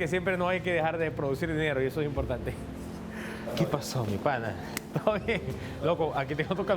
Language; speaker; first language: Spanish; native; Spanish